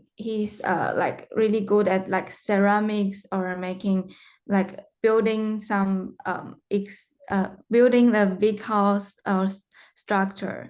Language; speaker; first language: English; non-native, fluent; Chinese